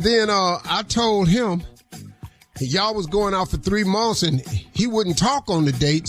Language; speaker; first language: English; native; English